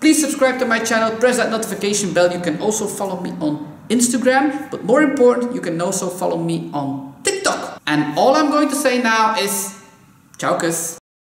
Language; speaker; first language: English; non-native, fluent; Dutch